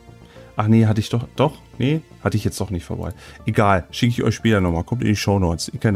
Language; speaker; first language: German; native; German